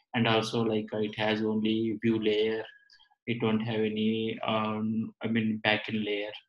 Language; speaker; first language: English; non-native, local second language; Telugu